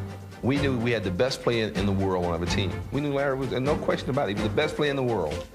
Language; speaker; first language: English; native; English